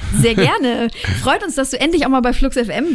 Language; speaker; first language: German; native; German